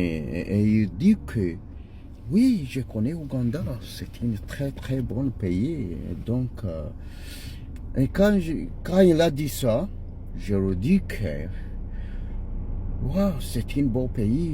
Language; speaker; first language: French; non-native, learner; Ganda